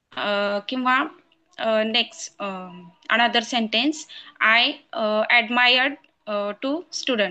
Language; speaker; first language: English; non-native, learner; Marathi